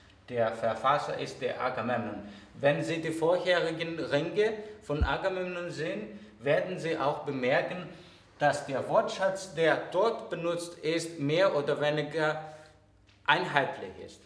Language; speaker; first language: German; non-native, fluent; Greek